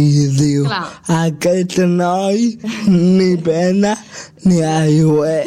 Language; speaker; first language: Catalan; non-native, local second language; Spanish